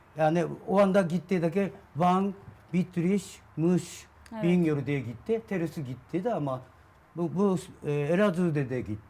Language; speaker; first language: Turkish; non-native, learner; Japanese